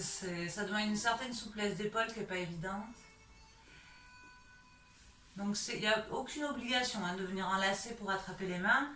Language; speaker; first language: French; native; French